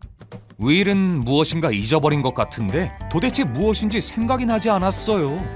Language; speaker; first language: Korean; native; Korean